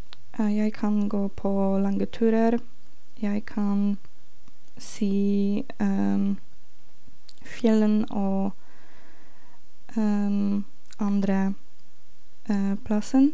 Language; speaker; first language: Norwegian; non-native, learner; Polish